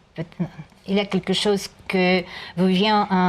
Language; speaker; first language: French; non-native, learner; Russian